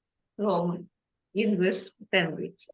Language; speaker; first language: English; non-native, learner; Russian